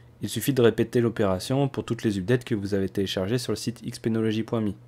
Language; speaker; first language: French; native; French